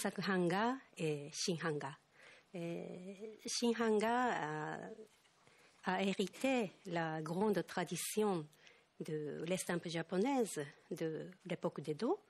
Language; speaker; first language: French; non-native, fluent; Japanese